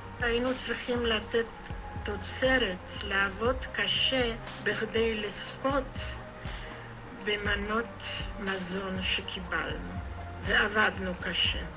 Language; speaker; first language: Hebrew; non-native, fluent; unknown